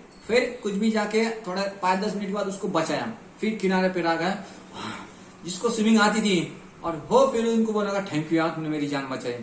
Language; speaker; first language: Hindi; non-native, local second language; Marathi